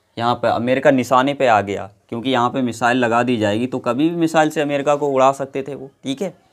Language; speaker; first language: Hindi; native; Hindi